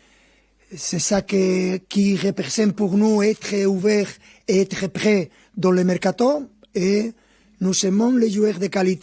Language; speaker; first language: French; non-native, fluent; Spanish